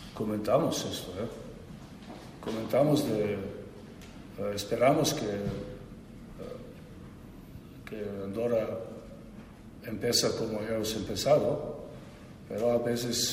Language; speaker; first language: Spanish; non-native, learner; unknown